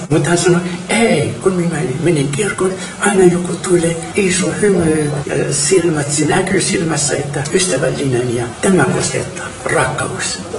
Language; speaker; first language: Finnish; non-native, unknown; Arabic